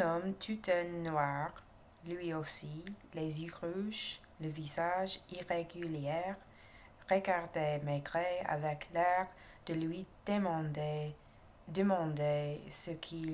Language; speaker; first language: French; non-native, learner; English